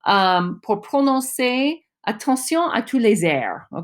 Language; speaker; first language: French; non-native, fluent; English